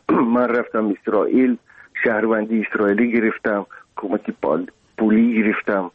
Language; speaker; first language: Persian; non-native, local second language; Russian